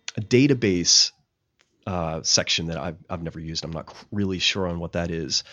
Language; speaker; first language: English; native; English